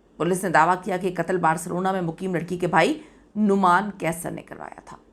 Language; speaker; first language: Urdu; native; Urdu